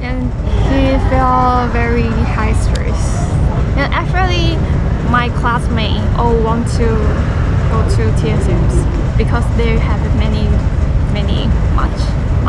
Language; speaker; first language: English; non-native, learner; Chinese